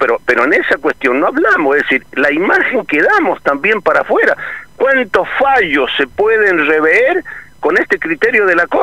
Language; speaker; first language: Spanish; native; Spanish